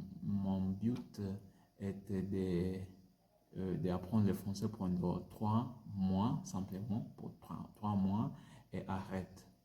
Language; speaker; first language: French; non-native, learner; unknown